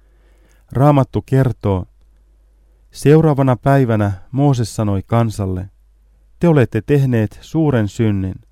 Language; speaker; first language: Finnish; native; Finnish